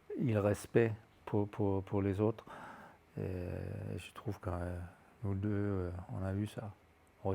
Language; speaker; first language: French; non-native, fluent; Danish